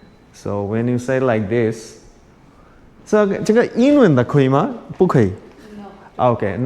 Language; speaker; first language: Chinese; non-native, learner; Bangla